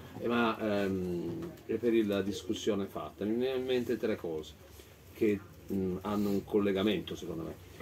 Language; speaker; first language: Italian; native; Italian